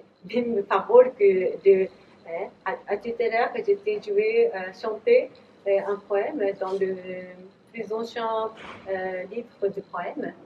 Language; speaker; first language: French; non-native, learner; Japanese